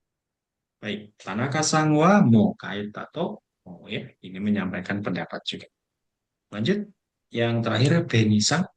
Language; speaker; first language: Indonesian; native; Indonesian